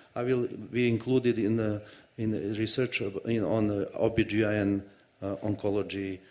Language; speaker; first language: English; non-native, fluent; Serbian